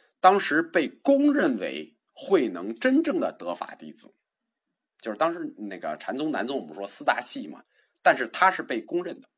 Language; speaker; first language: Chinese; native; Chinese